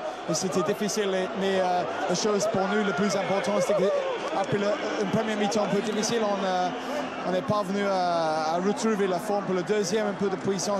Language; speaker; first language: French; non-native, fluent; English